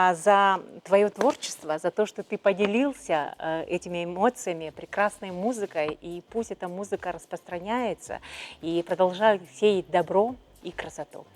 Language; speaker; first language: Russian; native; Russian